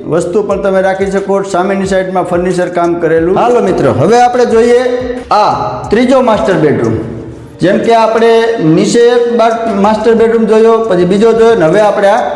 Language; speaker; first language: Gujarati; native; Gujarati